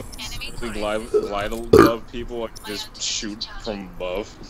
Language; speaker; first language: English; native; English